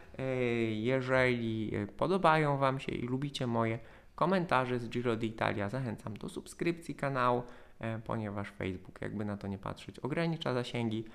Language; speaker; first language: Polish; native; Polish